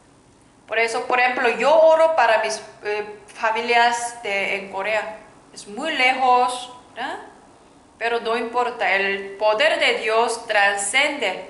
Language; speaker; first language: Spanish; non-native, learner; Korean